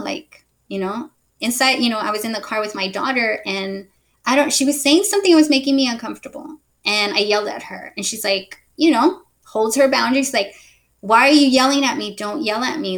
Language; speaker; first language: English; early bilingual, other home language; Spanish